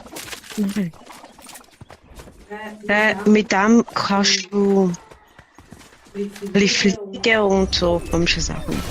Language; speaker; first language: German; non-native, learner; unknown